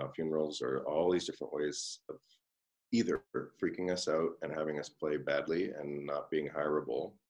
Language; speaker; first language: English; native; English